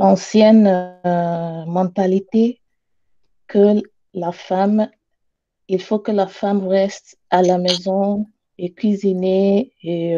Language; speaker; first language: French; non-native, learner; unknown